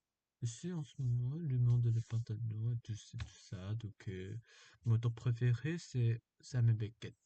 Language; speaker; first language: French; non-native, fluent; Korean